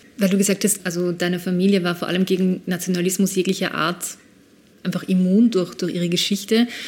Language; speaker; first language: German; native; German